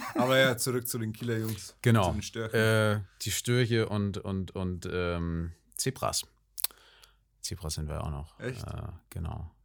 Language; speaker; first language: German; native; German